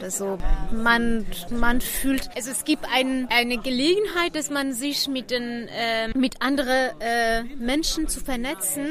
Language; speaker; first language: German; non-native, fluent; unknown